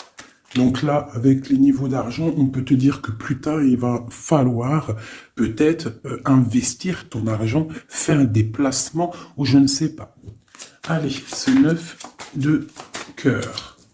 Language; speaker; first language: French; native; French